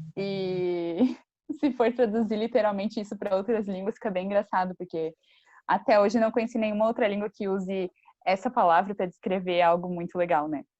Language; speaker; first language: Portuguese; native; Portuguese